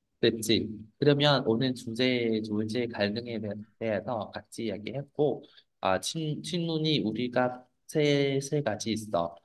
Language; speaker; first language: Korean; non-native, fluent; Vietnamese